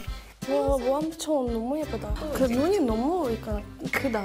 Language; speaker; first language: Korean; non-native, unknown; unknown